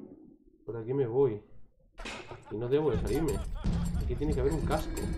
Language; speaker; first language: Spanish; native; Spanish